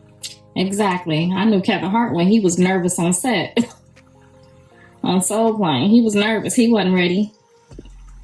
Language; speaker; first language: English; native; English